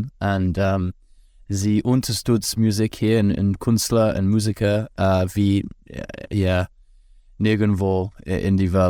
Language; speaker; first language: German; non-native, fluent; English